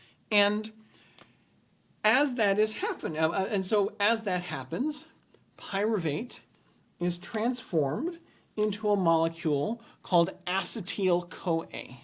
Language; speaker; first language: English; native; English